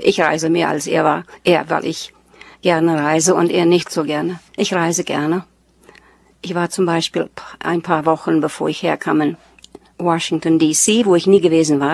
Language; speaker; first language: German; early bilingual, heritage; German